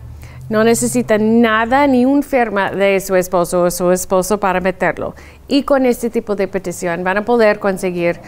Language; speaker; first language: Spanish; non-native, fluent; English